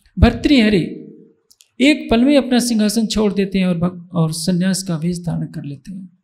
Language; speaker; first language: Hindi; native; Hindi